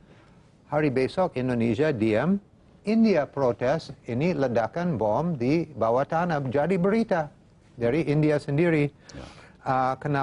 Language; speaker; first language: Indonesian; non-native, fluent; English